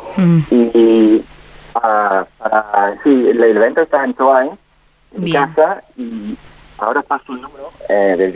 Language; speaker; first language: Spanish; non-native, fluent; English